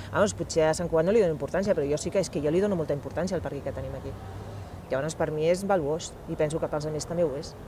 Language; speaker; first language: Catalan; non-native, local second language; Spanish